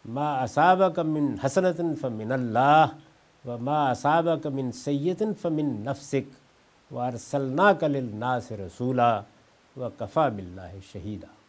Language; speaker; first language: Urdu; non-native, local second language; Punjabi